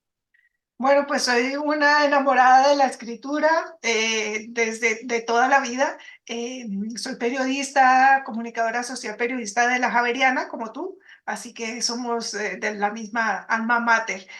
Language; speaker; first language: Spanish; native; Spanish